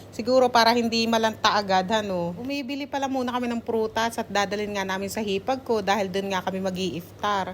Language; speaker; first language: Filipino; native; Filipino